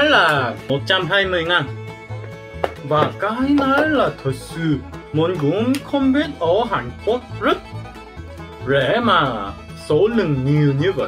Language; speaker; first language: Vietnamese; non-native, learner; Korean